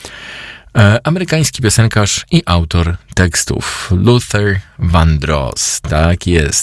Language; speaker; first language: Polish; native; Polish